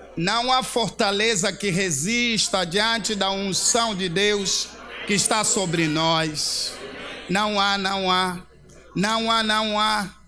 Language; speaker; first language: Portuguese; native; Portuguese